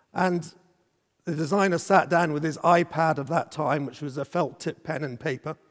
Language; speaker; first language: English; native; English